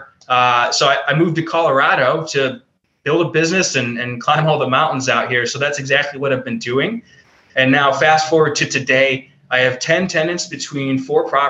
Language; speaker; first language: English; native; English